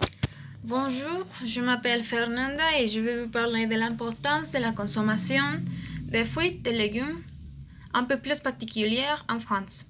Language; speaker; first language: French; non-native, learner; Spanish